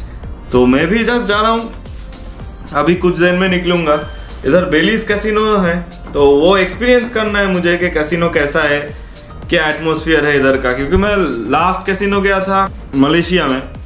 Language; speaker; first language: Hindi; non-native, local second language; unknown